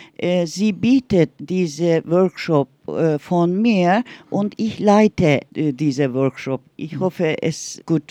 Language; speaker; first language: German; non-native, learner; Turkish